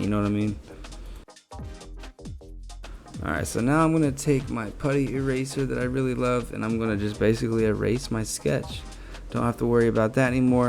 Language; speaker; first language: English; native; English